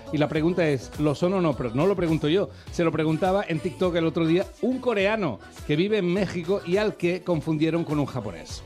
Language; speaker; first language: Spanish; native; Spanish